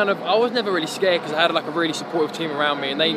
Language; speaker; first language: English; native; English